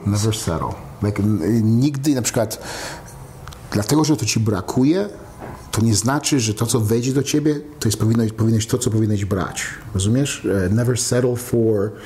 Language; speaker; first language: Polish; early bilingual, heritage; Polish